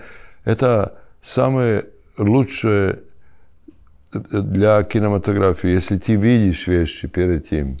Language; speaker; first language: Russian; non-native, learner; Serbian